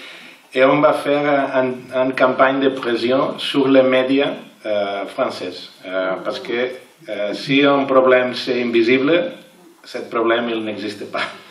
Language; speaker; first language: French; non-native, learner; Catalan